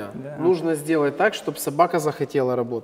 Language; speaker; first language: Russian; native; Russian